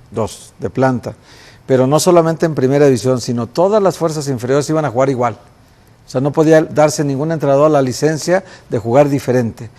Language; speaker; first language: Spanish; native; Spanish